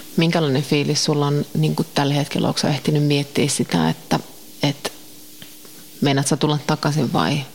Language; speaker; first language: Finnish; native; Finnish